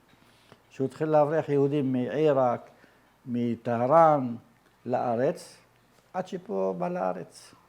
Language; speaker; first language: Hebrew; early bilingual, other home language; Arabic